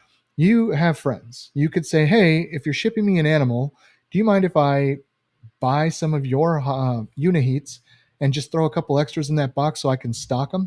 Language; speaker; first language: English; native; English